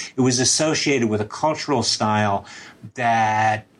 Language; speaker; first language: English; native; English